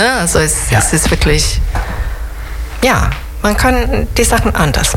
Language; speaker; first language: German; non-native, fluent; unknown